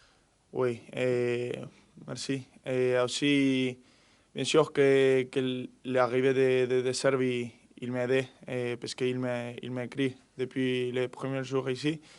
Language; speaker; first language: French; non-native, fluent; Spanish